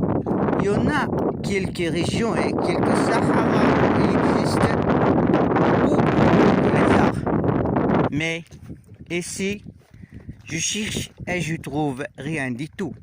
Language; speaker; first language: French; non-native, learner; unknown